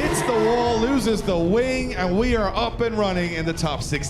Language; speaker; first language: English; native; English